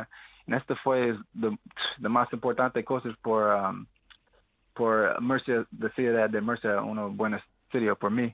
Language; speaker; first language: Spanish; non-native, learner; English